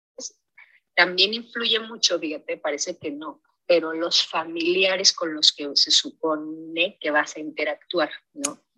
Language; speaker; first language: Spanish; native; Spanish